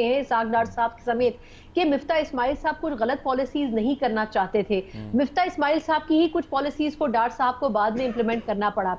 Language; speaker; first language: Urdu; native; Urdu